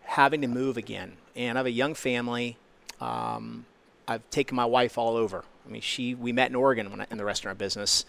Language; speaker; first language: English; native; English